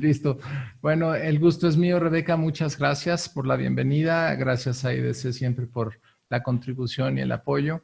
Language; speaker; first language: Spanish; native; Spanish